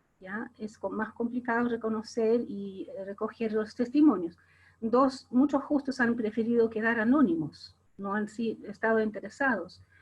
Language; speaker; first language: Spanish; non-native, fluent; German